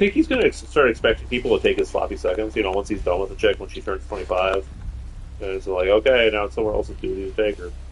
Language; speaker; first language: English; native; English